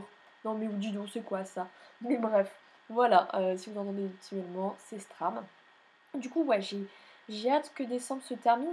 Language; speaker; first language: French; native; French